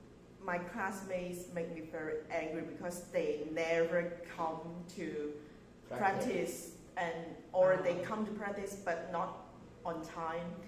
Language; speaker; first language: English; non-native, learner; Chinese